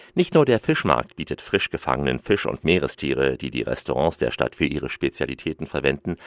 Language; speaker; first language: German; native; German